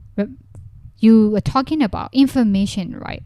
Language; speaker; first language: English; non-native, fluent; Burmese